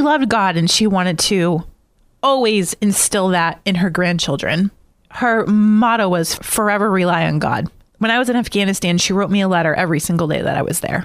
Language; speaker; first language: English; native; English